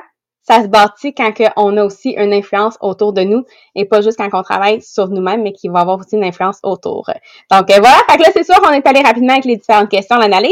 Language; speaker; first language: French; native; French